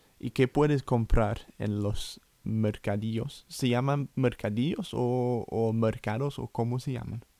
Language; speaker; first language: Spanish; non-native, fluent; English